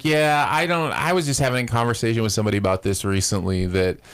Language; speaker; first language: English; native; English